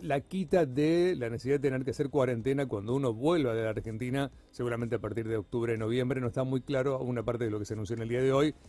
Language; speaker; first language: Spanish; native; Spanish